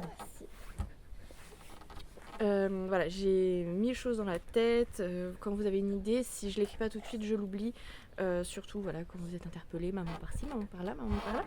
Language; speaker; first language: French; native; French